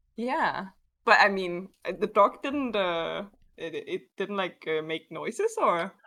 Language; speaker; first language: English; non-native, fluent; Danish